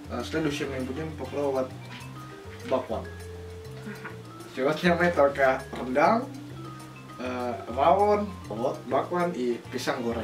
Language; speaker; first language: Russian; non-native, learner; Indonesian